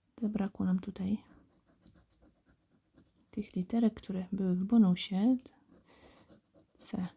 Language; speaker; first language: Polish; native; Polish